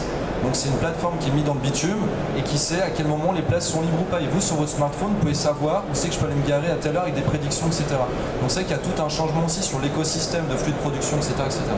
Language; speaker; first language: French; native; French